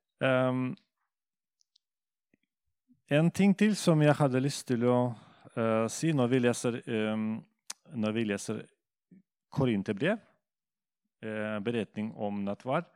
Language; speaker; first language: Norwegian; non-native, fluent; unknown